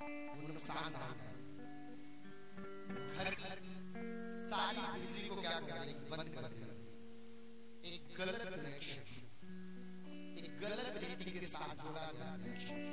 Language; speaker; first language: Hindi; non-native, local second language; Punjabi